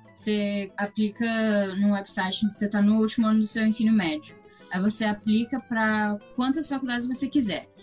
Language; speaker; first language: Portuguese; early bilingual, heritage; English